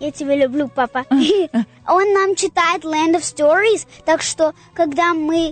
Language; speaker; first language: Russian; early bilingual, heritage; English